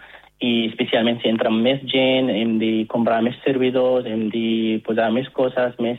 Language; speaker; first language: Catalan; non-native, fluent; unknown